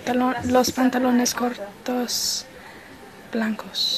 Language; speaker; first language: Spanish; non-native, learner; English